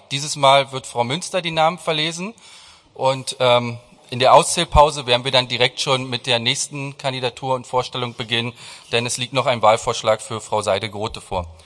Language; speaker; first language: German; native; German